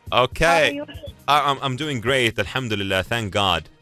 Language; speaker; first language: English; non-native, fluent; Arabic